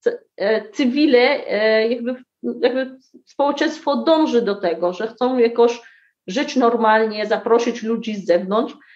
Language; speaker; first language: Polish; early bilingual, heritage; Arabic